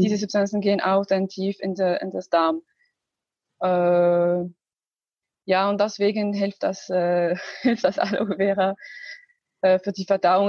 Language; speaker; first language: German; non-native, learner; Arabic